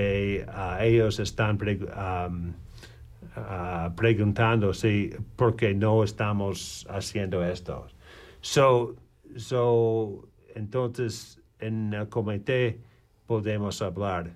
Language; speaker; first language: Spanish; non-native, learner; English